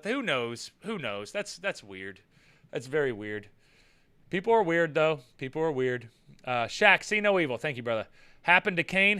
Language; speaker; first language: English; native; English